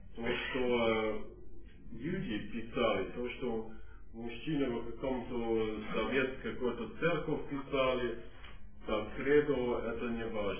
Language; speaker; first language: Russian; non-native, fluent; English